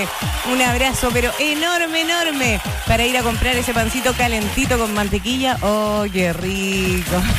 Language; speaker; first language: Spanish; native; Spanish